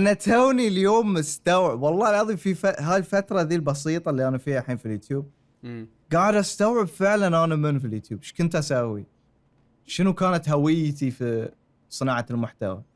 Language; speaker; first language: Arabic; native; Arabic